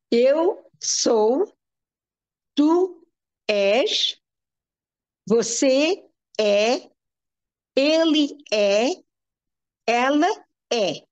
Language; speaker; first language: Portuguese; non-native, fluent; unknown